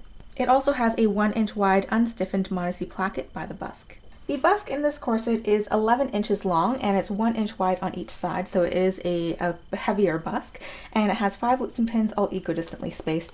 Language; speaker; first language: English; native; English